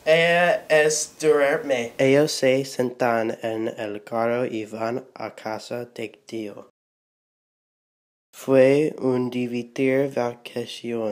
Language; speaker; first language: Spanish; non-native, learner; English